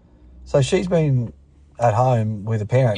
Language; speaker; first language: English; native; English